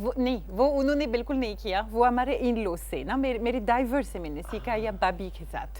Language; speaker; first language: Urdu; non-native, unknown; French